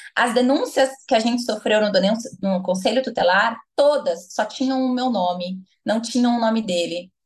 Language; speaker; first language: Portuguese; native; Portuguese